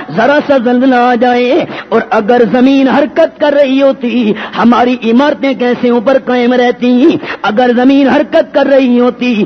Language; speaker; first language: Urdu; non-native, local second language; Pashto